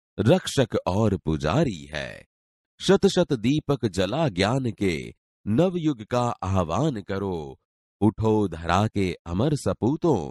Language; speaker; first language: Hindi; non-native, local second language; Gujarati